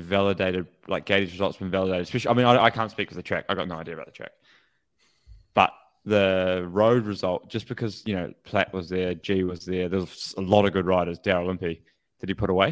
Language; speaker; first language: English; native; English